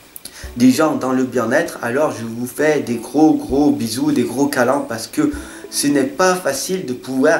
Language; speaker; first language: French; native; French